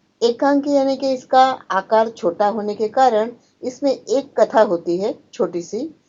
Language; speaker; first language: Hindi; non-native, local second language; Marathi